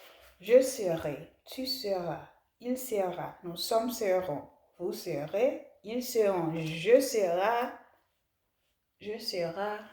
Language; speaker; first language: French; non-native, learner; English